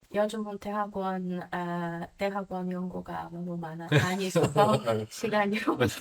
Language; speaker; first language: Korean; non-native, fluent; Croatian